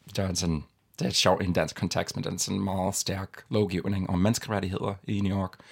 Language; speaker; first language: Danish; non-native, fluent; English